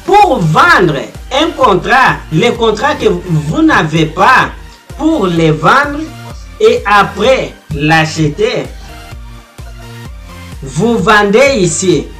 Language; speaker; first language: French; non-native, fluent; Portuguese